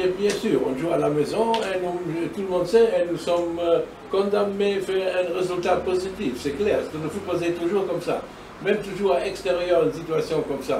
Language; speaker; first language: French; non-native, learner; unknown